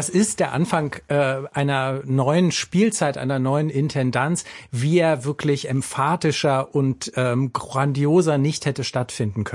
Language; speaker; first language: German; native; German